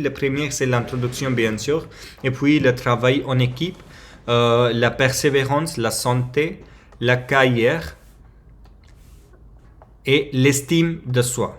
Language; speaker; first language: French; non-native, learner; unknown